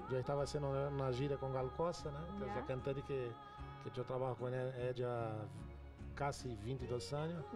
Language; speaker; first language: Spanish; non-native, local second language; Portuguese